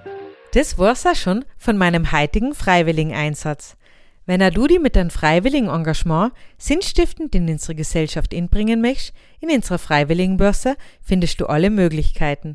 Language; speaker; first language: German; native; German